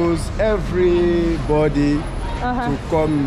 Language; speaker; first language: English; non-native, learner; French